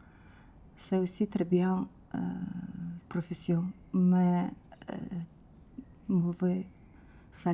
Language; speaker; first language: French; non-native, learner; Ukrainian